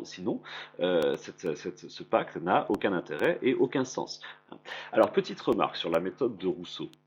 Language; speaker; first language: French; native; French